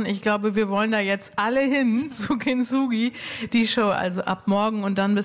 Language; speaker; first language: German; native; German